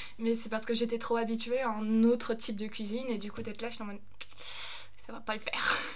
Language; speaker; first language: French; early bilingual, other home language; German